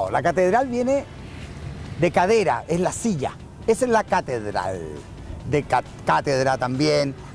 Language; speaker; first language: Spanish; native; Spanish